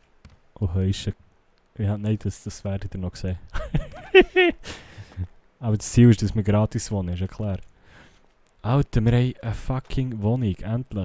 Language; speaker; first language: German; native; German